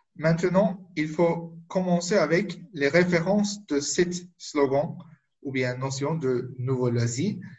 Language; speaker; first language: French; non-native, fluent; Turkish